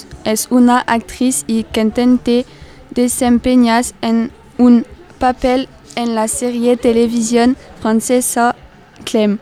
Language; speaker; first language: Spanish; non-native, learner; French